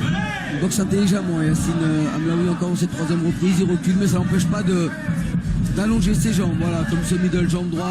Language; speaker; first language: French; native; French